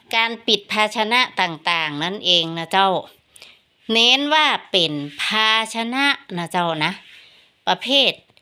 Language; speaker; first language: Thai; native; Thai